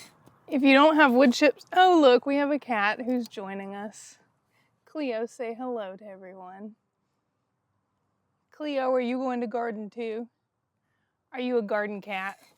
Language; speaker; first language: English; native; English